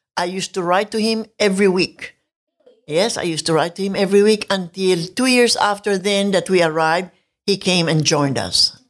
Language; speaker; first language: English; non-native, local second language; Spanish